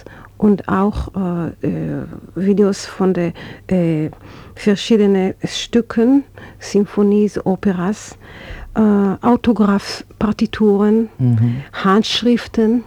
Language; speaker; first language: German; non-native, learner; Hebrew